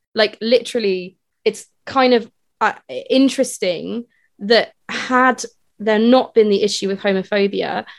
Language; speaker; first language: English; native; English